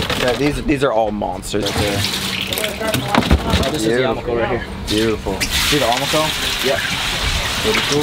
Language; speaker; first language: English; native; English